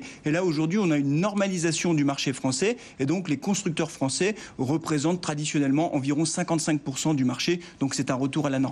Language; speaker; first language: French; native; French